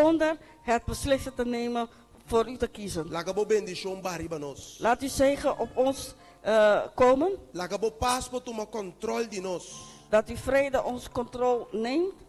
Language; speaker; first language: Dutch; non-native, local second language; Papiamento